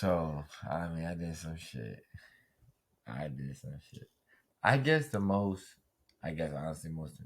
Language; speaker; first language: English; native; English